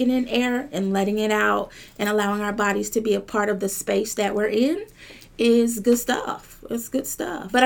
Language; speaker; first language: English; native; English